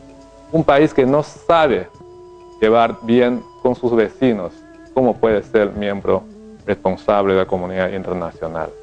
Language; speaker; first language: Spanish; non-native, fluent; Chinese